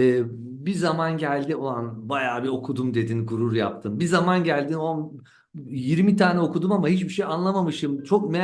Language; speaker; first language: Turkish; native; Turkish